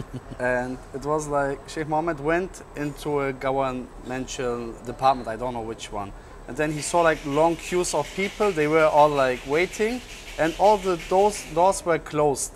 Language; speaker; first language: English; non-native, learner; German